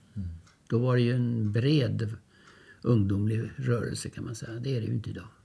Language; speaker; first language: Swedish; early bilingual, other home language; German